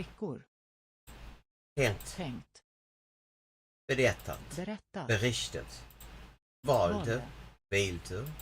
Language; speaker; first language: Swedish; non-native, learner; English